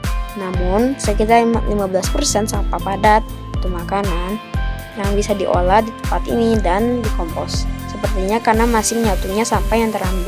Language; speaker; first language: Indonesian; native; Indonesian